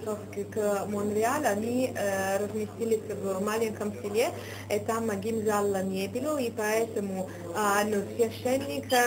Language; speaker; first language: Russian; non-native, fluent; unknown